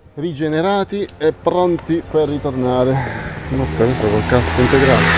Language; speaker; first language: Italian; native; Italian